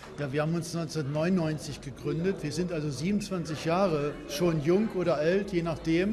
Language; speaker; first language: German; native; German